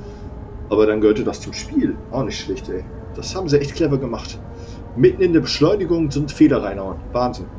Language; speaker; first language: German; native; German